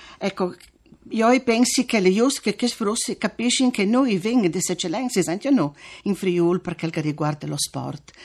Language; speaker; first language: Italian; early bilingual, other home language; Friulian